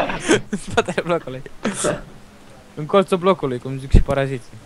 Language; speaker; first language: Romanian; native; Romanian